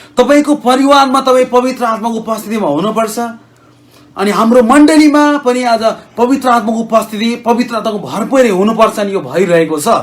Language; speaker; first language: Nepali; native; Nepali